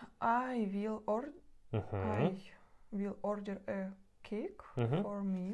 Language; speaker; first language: English; non-native, learner; Russian